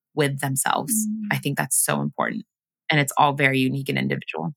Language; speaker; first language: English; early bilingual, other home language; Ganda